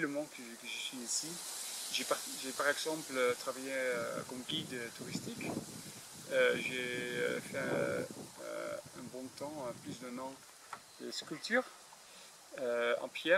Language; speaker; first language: French; non-native, fluent; Dutch